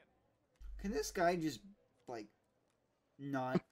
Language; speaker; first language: English; native; English